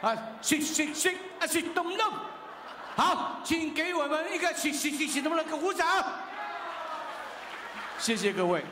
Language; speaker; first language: Chinese; early bilingual, heritage; Chinese